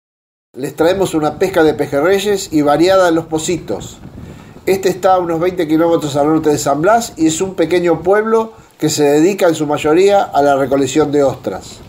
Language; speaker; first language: Spanish; native; Spanish